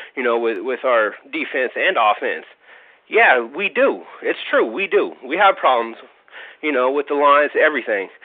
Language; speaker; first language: English; native; English